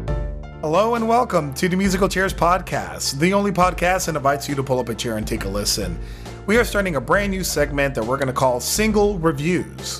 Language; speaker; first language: English; native; English